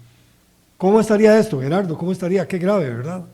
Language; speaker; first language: Spanish; native; Spanish